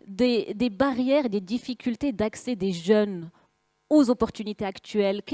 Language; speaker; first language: French; non-native, local second language; Arabic